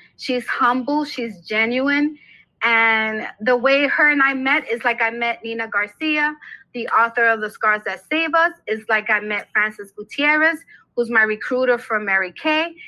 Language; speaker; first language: English; native; English